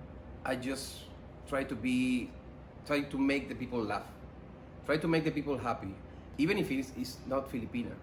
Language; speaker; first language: English; non-native, learner; Spanish